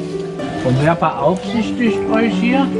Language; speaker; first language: German; native; German